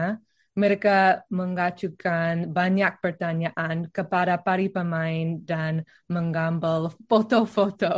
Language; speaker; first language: Indonesian; non-native, learner; English